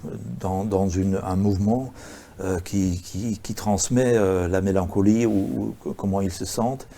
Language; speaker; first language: French; non-native, local second language; Dutch